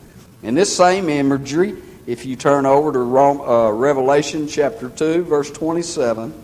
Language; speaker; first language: English; native; English